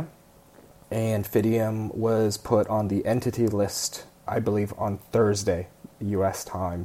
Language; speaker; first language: English; early bilingual, other home language; Chinese